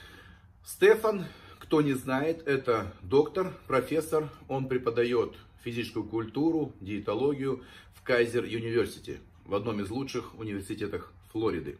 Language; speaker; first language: Russian; native; Russian